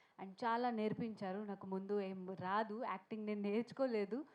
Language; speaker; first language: Telugu; non-native, learner; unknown